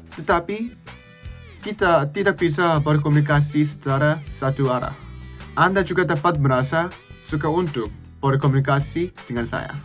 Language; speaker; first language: Indonesian; non-native, learner; Korean